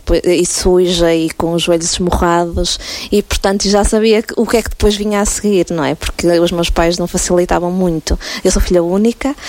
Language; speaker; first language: Portuguese; native; Portuguese